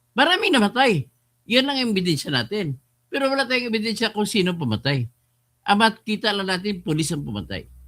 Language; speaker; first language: Filipino; non-native, local second language; Hiligaynon